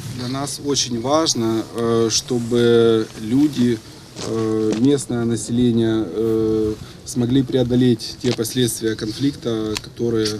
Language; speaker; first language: Russian; non-native, fluent; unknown